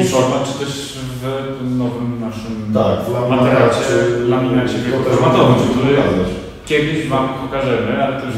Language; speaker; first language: Polish; native; Polish